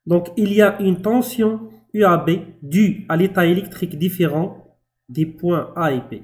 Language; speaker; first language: French; non-native, local second language; Arabic